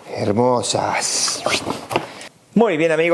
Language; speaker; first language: Spanish; native; Spanish